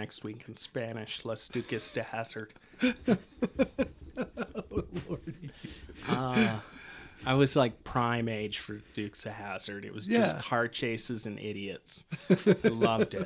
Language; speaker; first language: English; native; English